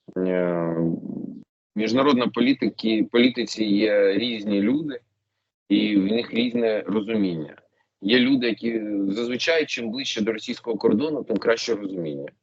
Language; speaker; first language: Ukrainian; non-native, local second language; Russian